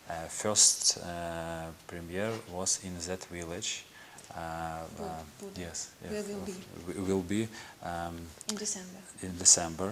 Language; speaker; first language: English; non-native, learner; Ukrainian